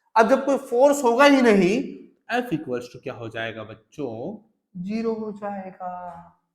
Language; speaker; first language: Hindi; native; Hindi